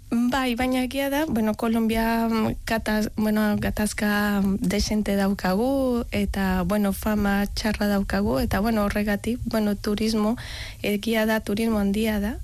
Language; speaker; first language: Basque; non-native, learner; Spanish